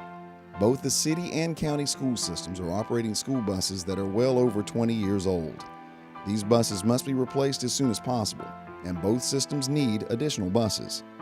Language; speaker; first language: English; native; English